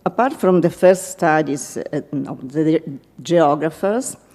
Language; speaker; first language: English; non-native, fluent; Italian